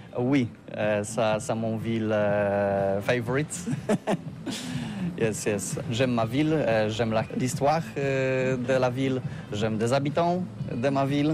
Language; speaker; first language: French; non-native, learner; Polish